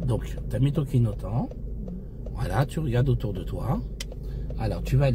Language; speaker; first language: French; native; French